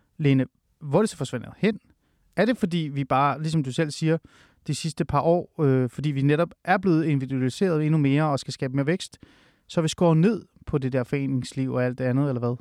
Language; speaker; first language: Danish; early bilingual, other home language; Persian